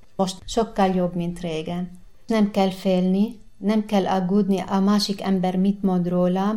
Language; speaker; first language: Hungarian; non-native, learner; Arabic